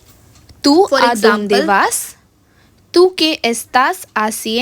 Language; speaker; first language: Spanish; non-native, learner; Hindi